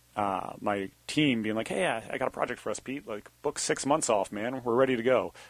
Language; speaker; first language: English; native; English